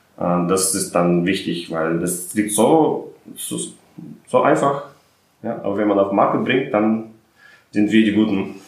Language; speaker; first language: German; non-native, fluent; Russian